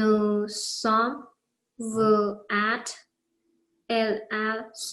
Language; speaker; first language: French; non-native, learner; Chinese